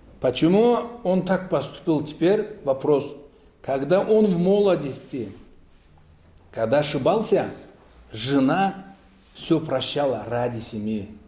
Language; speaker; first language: Russian; non-native, local second language; Karachay-Balkar